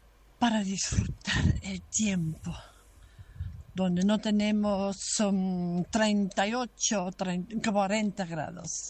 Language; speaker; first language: Spanish; non-native, fluent; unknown